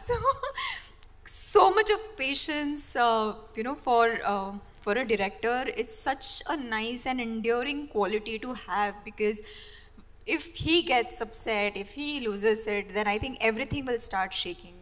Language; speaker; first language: English; non-native, local second language; Marathi